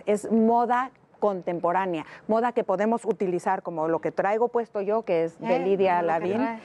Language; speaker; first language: Spanish; native; Spanish